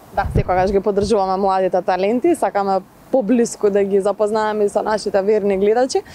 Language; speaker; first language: Macedonian; native; Macedonian